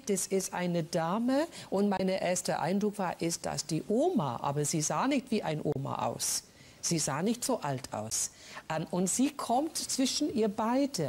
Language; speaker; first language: German; non-native, fluent; English